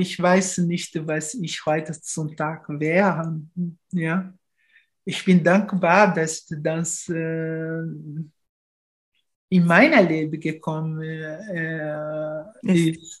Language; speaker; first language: German; non-native, fluent; Portuguese